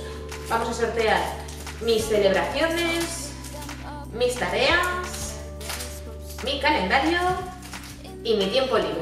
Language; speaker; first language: Spanish; native; Spanish